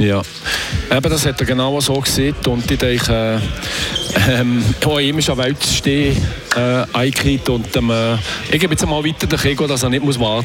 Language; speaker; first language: German; native; German